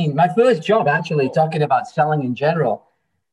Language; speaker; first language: English; native; English